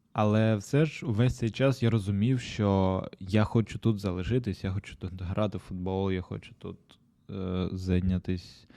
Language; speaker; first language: Ukrainian; non-native, local second language; Russian